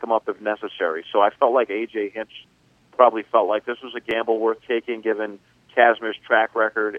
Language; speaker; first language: English; native; English